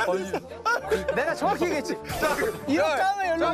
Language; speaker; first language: Korean; native; Korean